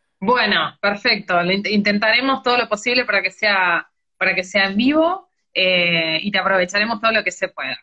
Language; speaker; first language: Spanish; native; Spanish